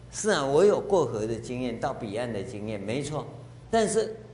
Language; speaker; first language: Chinese; native; Chinese